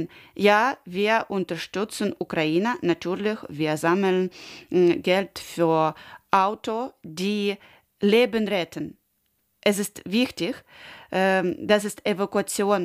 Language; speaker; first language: German; non-native, learner; Ukrainian